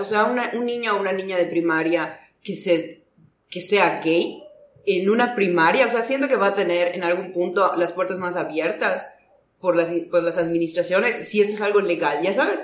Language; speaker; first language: Spanish; native; Spanish